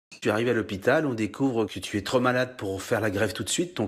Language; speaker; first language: French; native; French